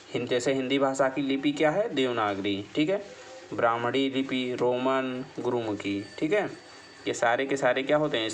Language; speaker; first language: Hindi; native; Hindi